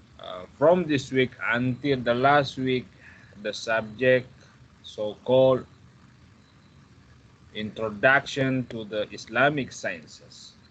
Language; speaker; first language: English; non-native, fluent; Malay